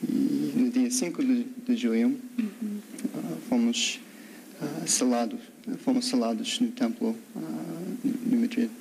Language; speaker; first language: Portuguese; non-native, learner; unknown